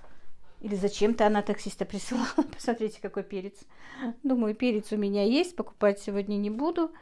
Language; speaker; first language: Russian; non-native, local second language; Chechen